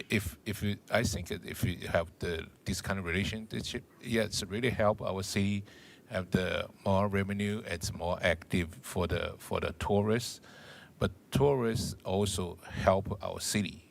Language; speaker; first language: English; non-native, learner; Chinese